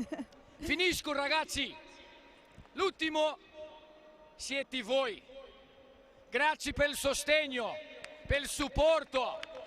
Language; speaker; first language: Italian; non-native, fluent; Portuguese